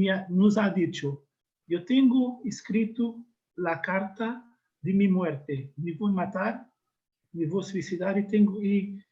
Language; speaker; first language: Spanish; non-native, learner; Portuguese